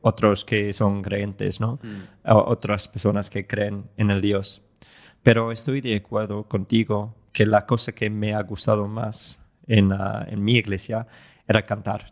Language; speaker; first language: Spanish; non-native, fluent; English